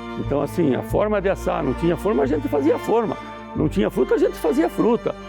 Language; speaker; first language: Portuguese; early bilingual, other home language; Italian